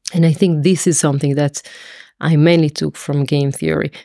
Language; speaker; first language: English; non-native, fluent; Hebrew